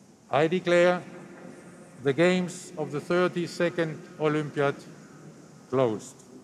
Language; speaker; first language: English; non-native, fluent; German